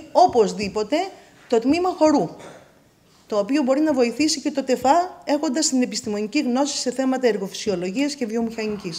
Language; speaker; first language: Greek; native; Greek